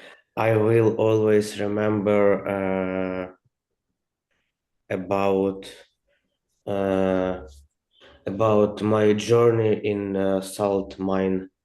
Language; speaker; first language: English; non-native, learner; Ukrainian